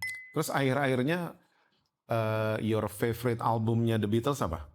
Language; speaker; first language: Indonesian; native; Indonesian